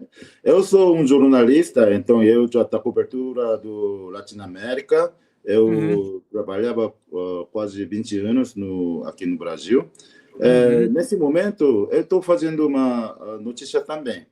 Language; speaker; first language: Portuguese; non-native, learner; Korean